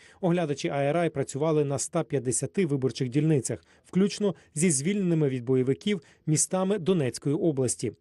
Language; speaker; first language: Ukrainian; native; Ukrainian